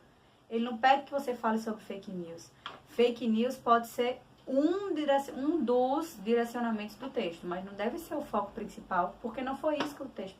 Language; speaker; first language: Portuguese; native; Portuguese